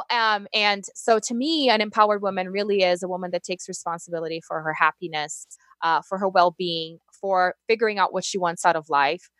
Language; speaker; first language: English; non-native, fluent; Portuguese